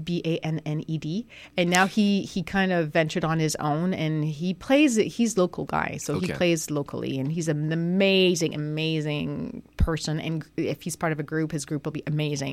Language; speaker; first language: English; non-native, fluent; French